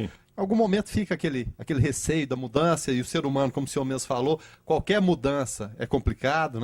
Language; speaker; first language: Portuguese; native; Portuguese